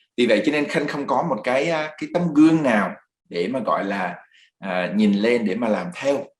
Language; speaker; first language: Vietnamese; early bilingual, other home language; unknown